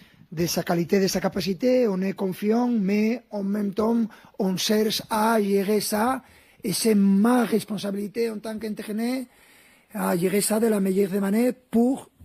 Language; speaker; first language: French; non-native, fluent; Spanish